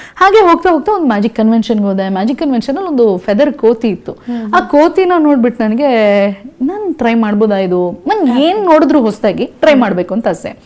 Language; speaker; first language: Kannada; native; Kannada